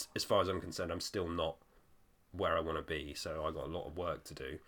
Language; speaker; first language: English; native; English